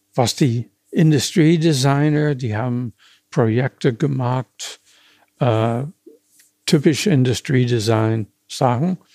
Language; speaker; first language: German; non-native, fluent; English